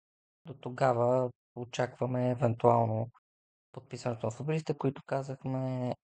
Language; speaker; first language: Bulgarian; native; Bulgarian